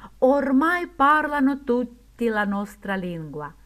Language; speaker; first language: Italian; non-native, fluent; Ukrainian